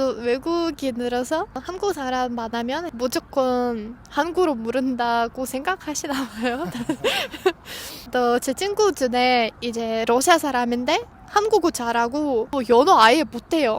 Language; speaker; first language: Korean; non-native, fluent; Russian